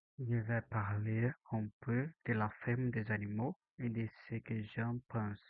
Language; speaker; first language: French; non-native, learner; Portuguese